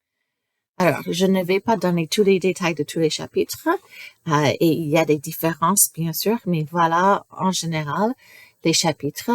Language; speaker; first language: French; non-native, fluent; English